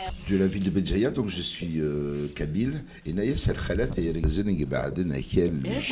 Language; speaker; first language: French; early bilingual, other home language; Kabyle